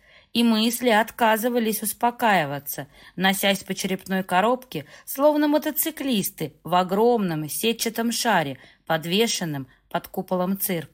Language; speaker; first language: Russian; native; Russian